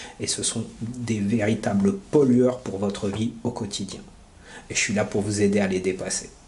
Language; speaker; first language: French; native; French